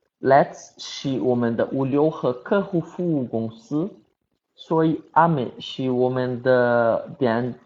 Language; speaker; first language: Chinese; non-native, learner; Portuguese